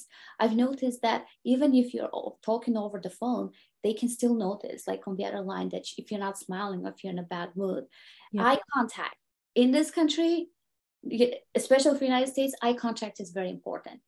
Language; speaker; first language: English; non-native, fluent; Bulgarian